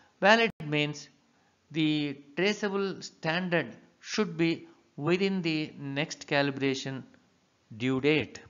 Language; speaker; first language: English; non-native, local second language; Telugu